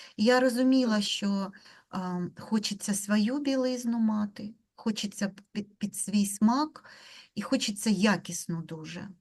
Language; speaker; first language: Ukrainian; non-native, local second language; Russian